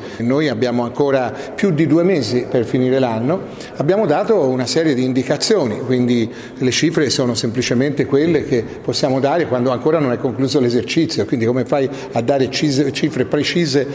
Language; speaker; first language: Italian; native; Italian